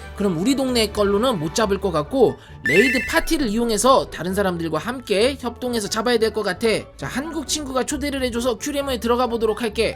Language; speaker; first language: Korean; native; Korean